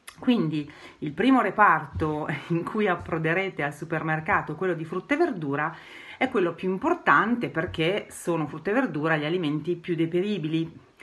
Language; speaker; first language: Italian; native; Italian